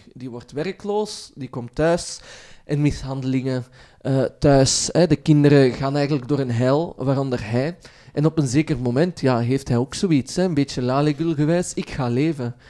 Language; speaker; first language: Dutch; early bilingual, other home language; Arabic